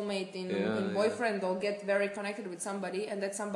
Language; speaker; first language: English; non-native, fluent; Croatian